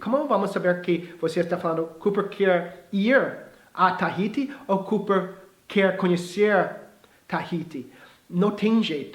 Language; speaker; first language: Portuguese; non-native, fluent; English